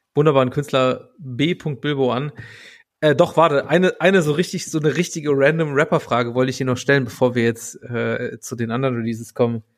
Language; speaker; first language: German; native; German